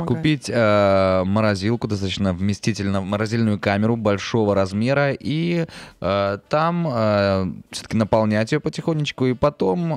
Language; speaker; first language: Russian; native; Russian